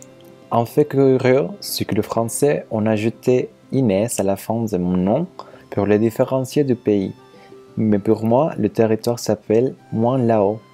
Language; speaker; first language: French; non-native, learner; Spanish